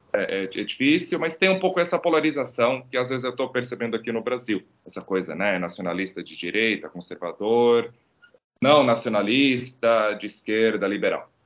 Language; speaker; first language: Portuguese; non-native, fluent; Croatian